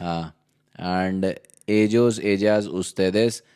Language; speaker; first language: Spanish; non-native, learner; Hindi